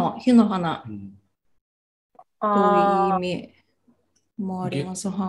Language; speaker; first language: Japanese; non-native, fluent; Tatar